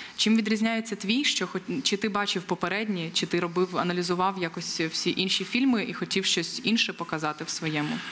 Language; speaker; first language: Ukrainian; native; Ukrainian